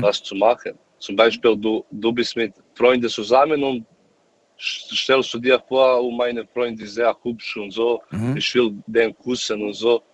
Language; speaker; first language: German; non-native, learner; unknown